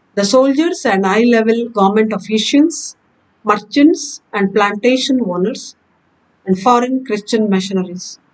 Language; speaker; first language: English; non-native, local second language; Kannada